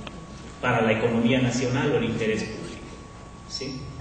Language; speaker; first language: Spanish; native; Spanish